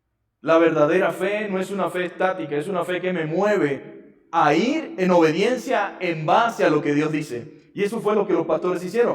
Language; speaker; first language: Spanish; native; Spanish